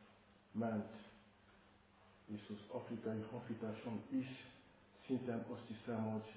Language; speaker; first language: Hungarian; non-native, fluent; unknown